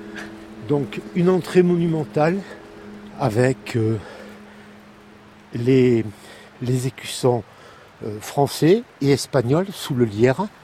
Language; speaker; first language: French; native; French